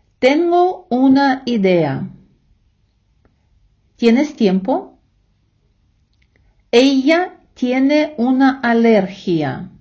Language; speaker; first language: Spanish; non-native, fluent; Ukrainian